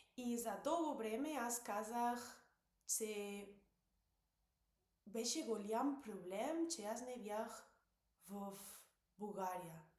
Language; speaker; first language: Bulgarian; non-native, learner; Spanish